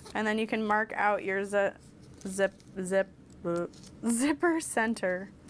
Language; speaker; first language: English; native; English